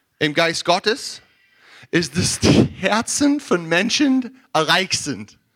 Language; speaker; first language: German; non-native, learner; English